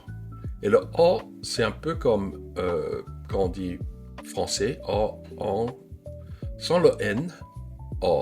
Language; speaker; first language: French; non-native, fluent; Korean